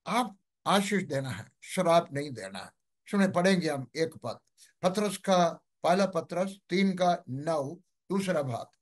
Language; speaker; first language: Hindi; non-native, local second language; Malayalam